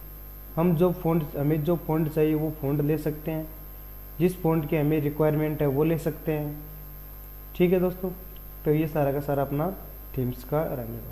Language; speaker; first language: Hindi; native; Hindi